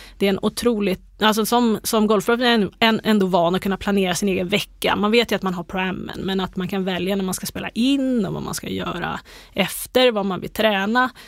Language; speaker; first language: Swedish; native; Swedish